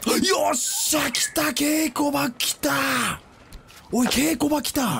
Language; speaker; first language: Japanese; native; Japanese